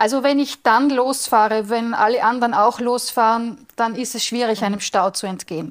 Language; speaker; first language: German; native; German